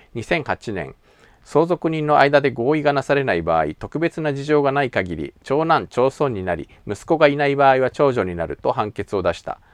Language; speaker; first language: Japanese; native; Japanese